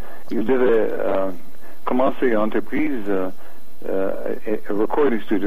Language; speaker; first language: French; non-native, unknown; English